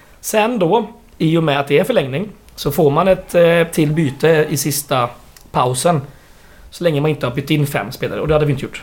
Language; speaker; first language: Swedish; native; Swedish